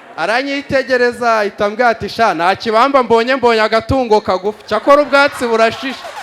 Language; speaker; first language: Kinyarwanda; native; Kinyarwanda